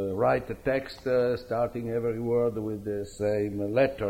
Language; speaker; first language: English; non-native, fluent; Italian